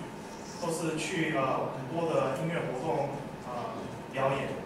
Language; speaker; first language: Chinese; early bilingual, heritage; English